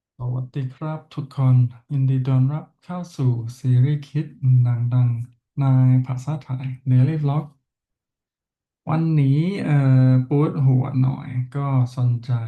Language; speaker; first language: Thai; non-native, learner; English